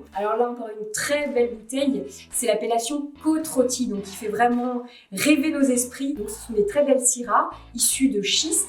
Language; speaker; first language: French; native; French